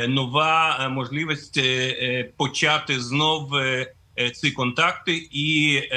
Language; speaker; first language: Ukrainian; non-native, fluent; Russian